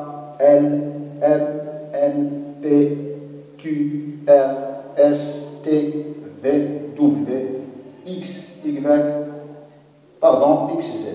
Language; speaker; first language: French; non-native, local second language; Arabic